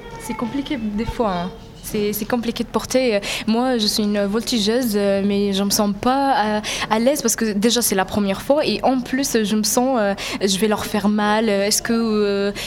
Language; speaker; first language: French; non-native, learner; Arabic